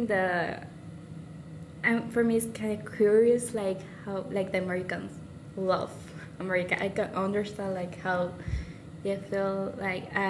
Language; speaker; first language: English; non-native, learner; Spanish